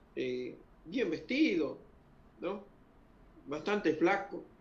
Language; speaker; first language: Spanish; early bilingual, other home language; Guarani